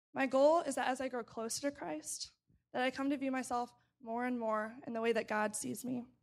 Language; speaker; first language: English; native; English